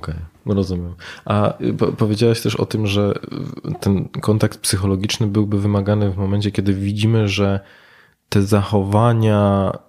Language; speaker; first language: Polish; native; Polish